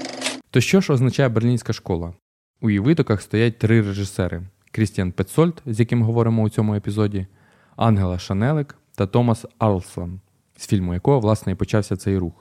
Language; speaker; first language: Ukrainian; native; Ukrainian